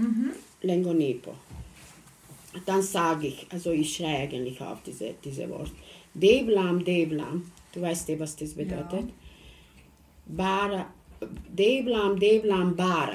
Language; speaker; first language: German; non-native, local second language; Romany